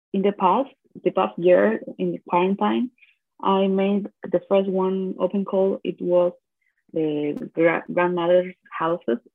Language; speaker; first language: English; non-native, learner; Spanish